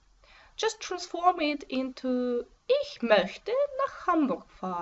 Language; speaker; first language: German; non-native, fluent; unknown